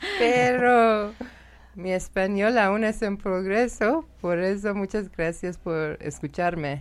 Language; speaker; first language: Spanish; non-native, learner; Persian